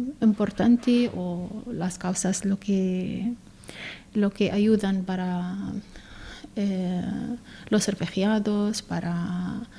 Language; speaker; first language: Spanish; non-native, learner; Arabic